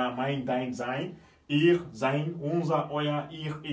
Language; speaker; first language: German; non-native, fluent; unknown